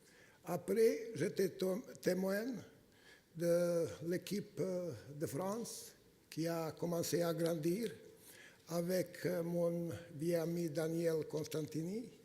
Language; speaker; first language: French; non-native, fluent; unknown